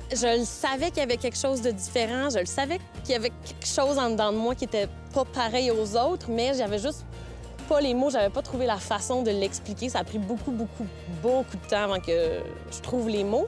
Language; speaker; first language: French; native; French